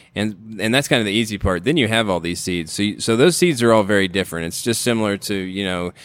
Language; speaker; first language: English; native; English